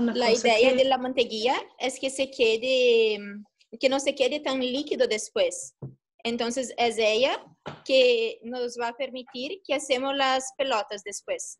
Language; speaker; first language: Spanish; non-native, fluent; Portuguese